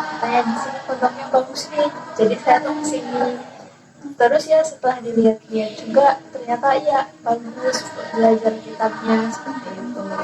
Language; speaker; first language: Indonesian; non-native, local second language; Sundanese